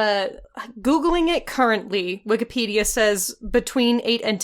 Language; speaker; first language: English; native; English